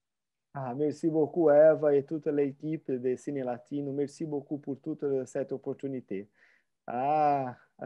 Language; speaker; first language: French; non-native, fluent; Portuguese